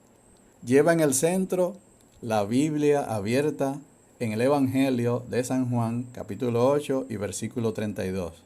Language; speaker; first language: Spanish; native; Spanish